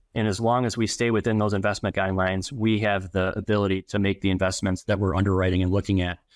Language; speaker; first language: English; native; English